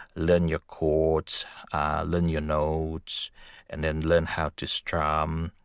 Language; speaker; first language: English; non-native, fluent; Indonesian